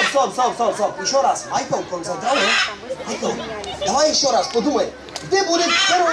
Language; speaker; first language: Russian; non-native, learner; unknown